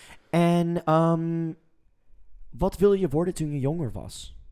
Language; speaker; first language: Dutch; non-native, fluent; English